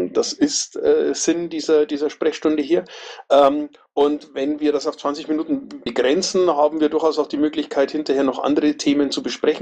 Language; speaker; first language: German; native; German